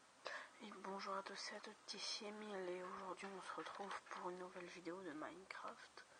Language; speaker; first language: French; native; French